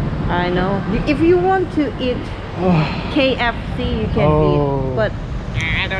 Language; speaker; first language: English; non-native, learner; Korean